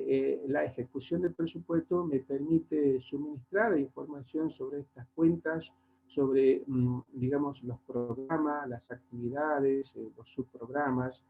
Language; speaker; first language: Spanish; native; Spanish